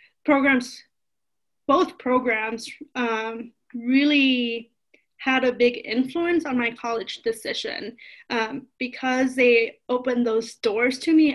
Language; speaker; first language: English; early bilingual, other home language; Spanish